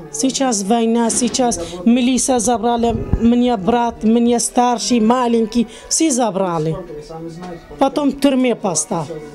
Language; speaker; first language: Russian; non-native, learner; Arabic